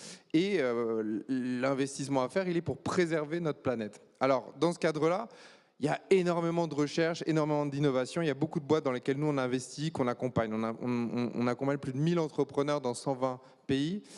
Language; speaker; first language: French; native; French